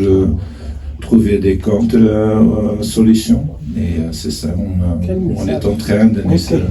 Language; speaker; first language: French; non-native, fluent; Dutch